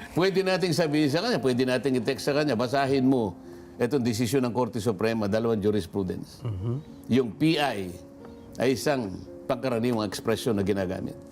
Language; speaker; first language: Filipino; non-native, local second language; Pampanga